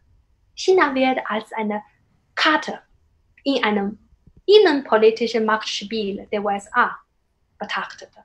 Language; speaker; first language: German; non-native, fluent; Chinese